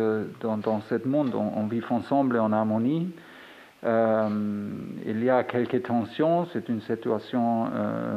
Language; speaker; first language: French; non-native, fluent; German